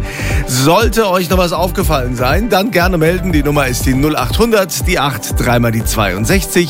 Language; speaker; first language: German; native; German